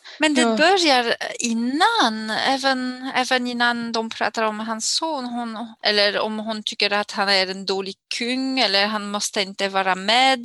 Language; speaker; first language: Swedish; non-native, fluent; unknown